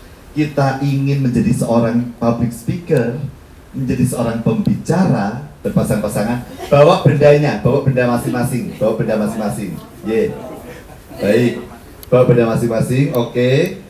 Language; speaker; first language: Indonesian; native; Indonesian